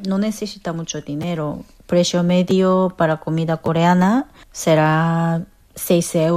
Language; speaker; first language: Spanish; non-native, fluent; Korean